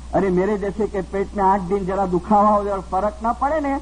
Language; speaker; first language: Hindi; non-native, local second language; Gujarati